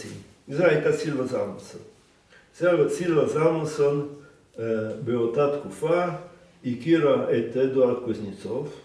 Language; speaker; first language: Hebrew; non-native, fluent; Russian